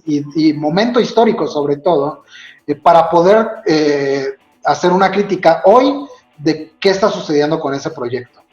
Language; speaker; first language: Spanish; native; Spanish